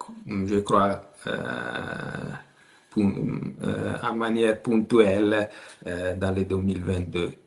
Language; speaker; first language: French; non-native, learner; Italian